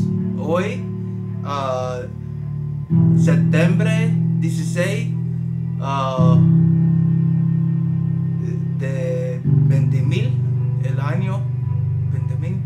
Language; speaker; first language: Spanish; non-native, learner; English